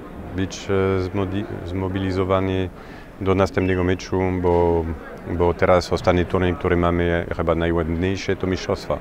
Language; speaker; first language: Polish; non-native, fluent; French